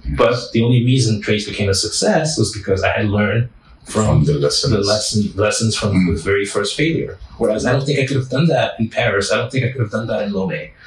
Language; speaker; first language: English; non-native, fluent; French